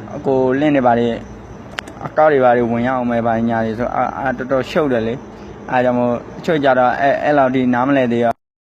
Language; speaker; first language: Burmese; native; Burmese